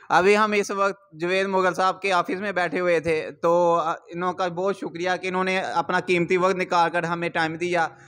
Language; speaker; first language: Urdu; non-native, local second language; Punjabi